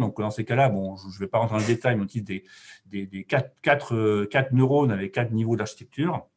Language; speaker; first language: French; native; French